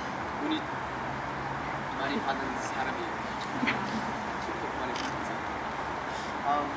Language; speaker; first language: Korean; early bilingual, heritage; English